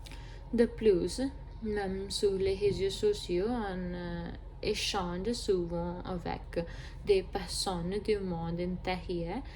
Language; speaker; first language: French; non-native, learner; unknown